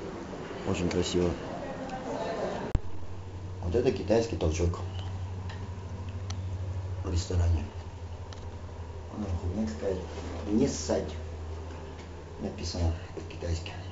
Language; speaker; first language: Russian; native; Russian